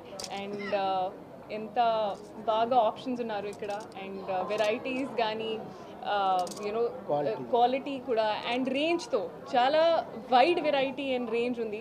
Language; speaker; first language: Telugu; non-native, local second language; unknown